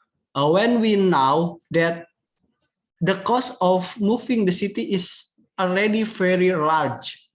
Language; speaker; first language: English; non-native, learner; Indonesian